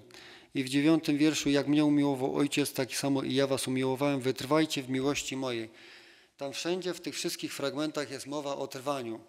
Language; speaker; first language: Polish; native; Polish